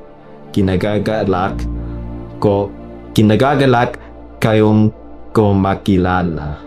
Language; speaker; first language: Filipino; non-native, learner; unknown